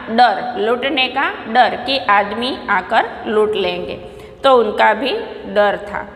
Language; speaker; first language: Hindi; non-native, local second language; Gujarati